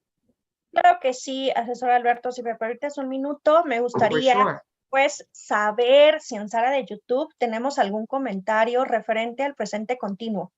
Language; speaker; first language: Spanish; native; Spanish